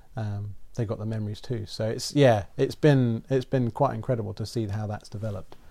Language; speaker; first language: English; native; English